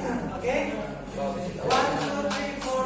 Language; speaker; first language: English; non-native, local second language; Indonesian